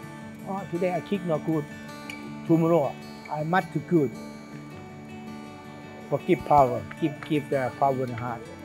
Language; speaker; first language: English; non-native, learner; Thai